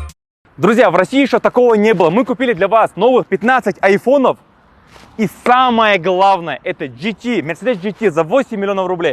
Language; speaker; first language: Russian; native; Russian